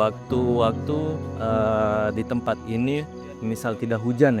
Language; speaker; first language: Indonesian; native; Indonesian